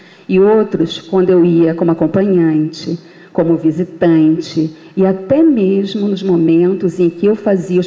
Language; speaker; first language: Portuguese; native; Portuguese